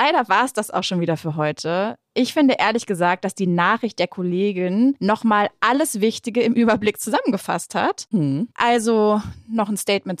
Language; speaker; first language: German; native; German